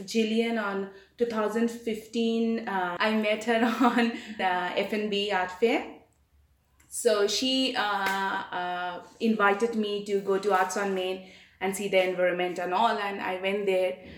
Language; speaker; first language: English; non-native, local second language; Bangla